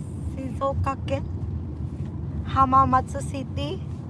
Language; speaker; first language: English; non-native, local second language; Cebuano